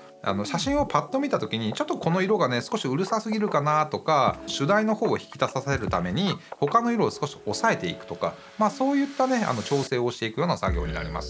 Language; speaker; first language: Japanese; native; Japanese